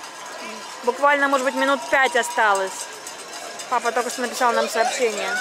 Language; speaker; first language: Russian; native; Russian